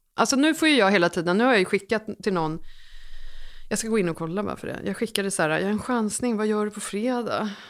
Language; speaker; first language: Swedish; native; Swedish